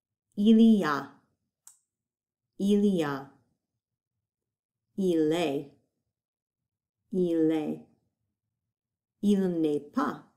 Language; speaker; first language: French; non-native, fluent; English